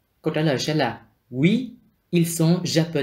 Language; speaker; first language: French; non-native, fluent; Vietnamese